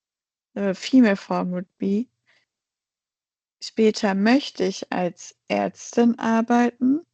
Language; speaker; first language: German; non-native, fluent; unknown